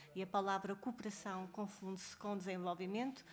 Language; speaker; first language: Portuguese; native; Portuguese